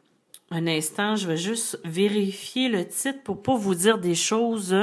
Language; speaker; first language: French; native; French